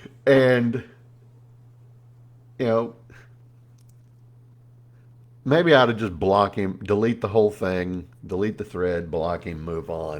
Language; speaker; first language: English; native; English